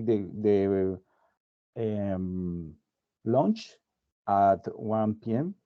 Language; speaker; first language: English; non-native, learner; Spanish